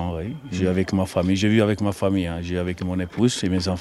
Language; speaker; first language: French; non-native, local second language; Soninke